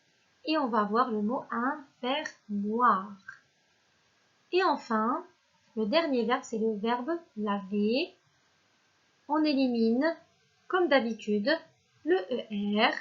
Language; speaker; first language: French; non-native, local second language; Arabic